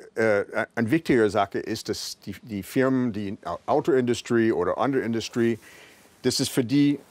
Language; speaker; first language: German; non-native, fluent; English